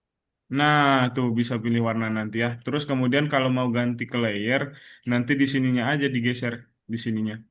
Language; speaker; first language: Indonesian; native; Indonesian